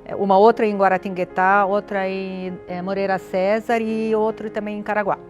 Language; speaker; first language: Portuguese; non-native, fluent; Arabic